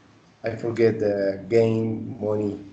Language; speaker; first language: English; non-native, learner; Spanish